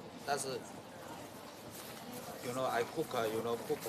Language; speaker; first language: English; non-native, learner; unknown